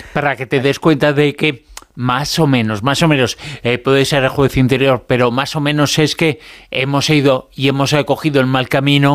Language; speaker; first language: Spanish; native; Spanish